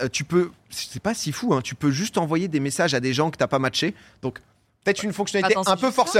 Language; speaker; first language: French; native; French